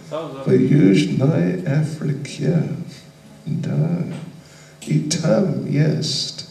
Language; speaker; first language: Russian; non-native, learner; English